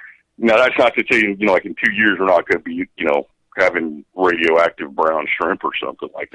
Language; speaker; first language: English; native; English